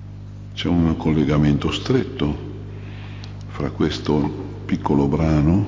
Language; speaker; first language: Italian; native; Italian